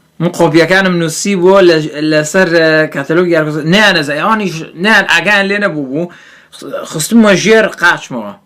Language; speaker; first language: Central Kurdish; early bilingual, heritage; Central Kurdish